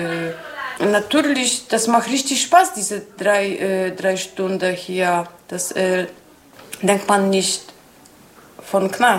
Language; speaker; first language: German; non-native, learner; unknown